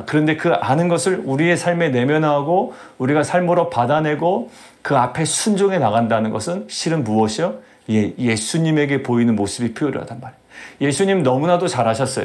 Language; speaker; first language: Korean; native; Korean